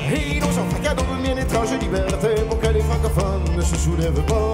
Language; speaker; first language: French; native; French